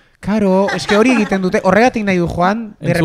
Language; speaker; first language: Basque; native; Basque